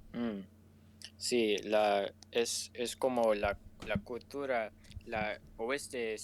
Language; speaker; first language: Spanish; non-native, learner; English